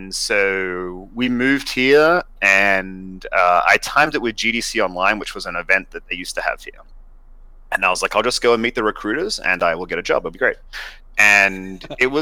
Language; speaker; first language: English; native; English